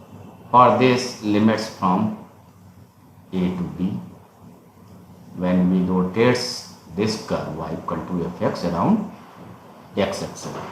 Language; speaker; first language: English; non-native, local second language; Hindi